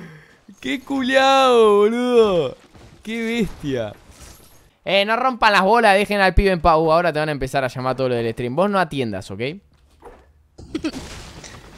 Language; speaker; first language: Spanish; native; Spanish